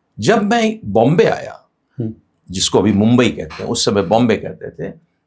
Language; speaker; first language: Hindi; non-native, local second language; Sindhi